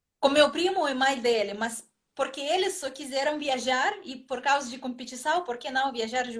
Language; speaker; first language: Portuguese; non-native, fluent; Russian